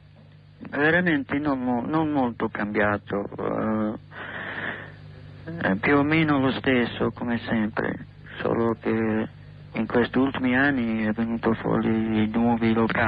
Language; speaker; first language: Italian; non-native, learner; English